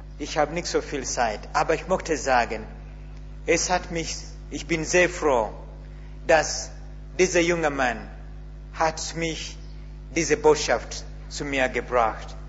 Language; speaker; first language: German; non-native, learner; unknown